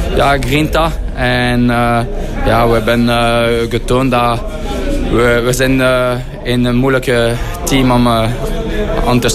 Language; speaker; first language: Dutch; non-native, fluent; French